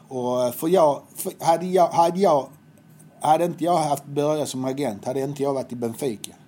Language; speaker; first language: Swedish; native; Swedish